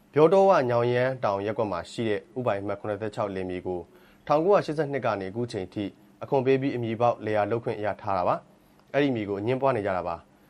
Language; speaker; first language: Burmese; native; Burmese